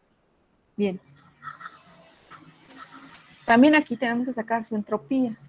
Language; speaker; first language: Spanish; native; Spanish